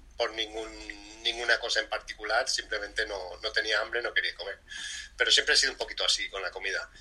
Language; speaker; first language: Spanish; early bilingual, other home language; English